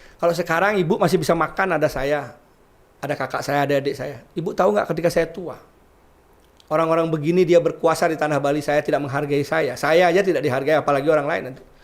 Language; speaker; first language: Indonesian; non-native, local second language; Balinese